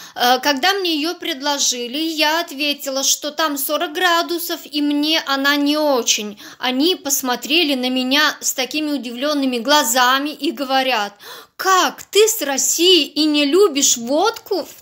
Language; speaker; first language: Russian; native; Russian